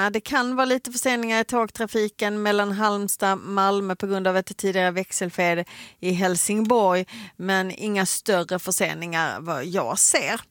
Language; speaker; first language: Swedish; native; Swedish